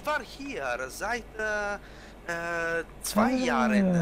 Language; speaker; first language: German; non-native, learner; Italian